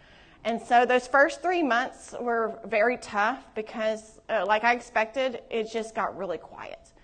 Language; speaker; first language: English; native; English